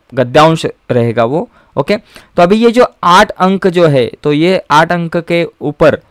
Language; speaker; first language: Hindi; non-native, local second language; Marathi